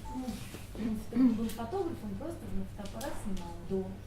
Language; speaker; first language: Russian; native; Russian